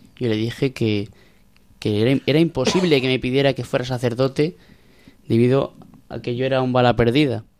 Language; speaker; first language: Spanish; native; Spanish